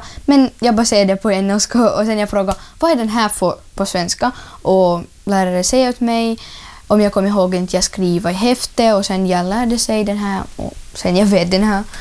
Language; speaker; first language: Swedish; non-native, learner; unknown